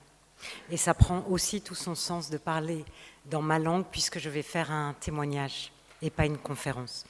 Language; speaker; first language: French; native; French